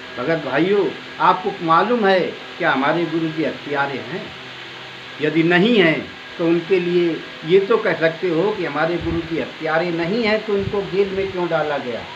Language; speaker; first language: Hindi; native; Hindi